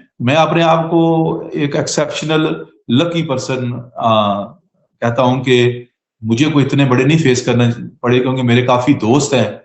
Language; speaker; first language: Urdu; non-native, local second language; Pahari-Potwari